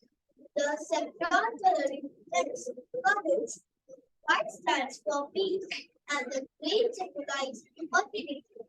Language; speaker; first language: English; non-native, learner; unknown